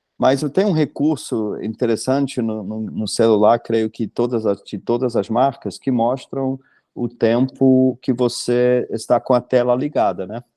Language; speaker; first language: Portuguese; non-native, fluent; German